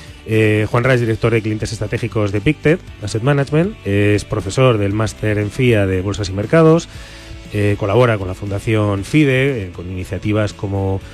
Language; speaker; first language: Spanish; native; Spanish